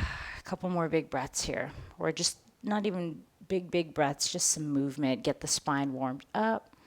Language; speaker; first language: English; native; English